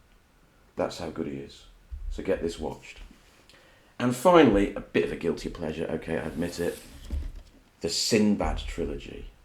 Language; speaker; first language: English; native; English